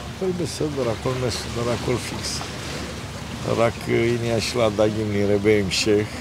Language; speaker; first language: Hebrew; non-native, learner; Romanian